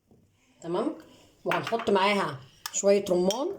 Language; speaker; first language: Arabic; native; Arabic